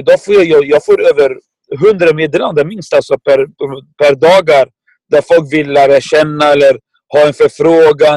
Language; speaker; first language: Swedish; non-native, fluent; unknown